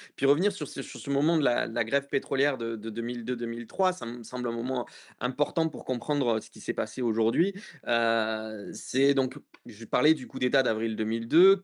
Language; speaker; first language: French; native; French